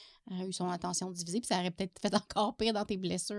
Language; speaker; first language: French; native; French